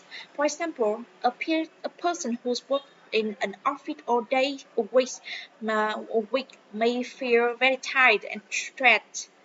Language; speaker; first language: English; non-native, learner; Vietnamese